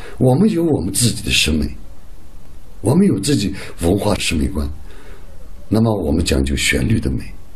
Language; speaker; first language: Chinese; non-native, local second language; Uyghur